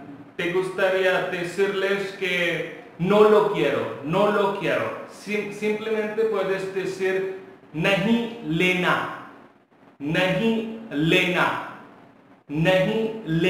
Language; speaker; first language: Spanish; non-native, local second language; Hindi